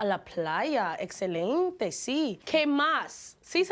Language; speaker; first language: Spanish; non-native, fluent; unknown